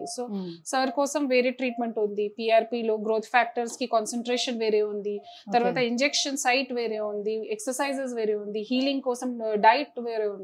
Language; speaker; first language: Telugu; non-native, fluent; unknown